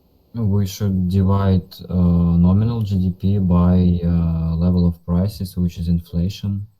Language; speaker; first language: English; non-native, learner; Russian